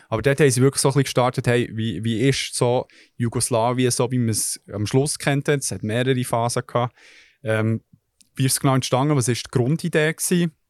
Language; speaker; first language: German; early bilingual, other home language; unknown